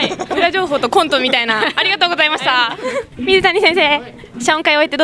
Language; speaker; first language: Japanese; native; Japanese